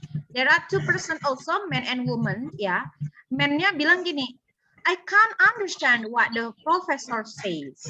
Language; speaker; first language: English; non-native, learner; Indonesian